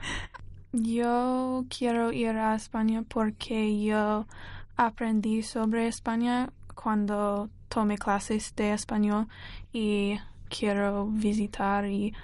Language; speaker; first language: Spanish; non-native, learner; English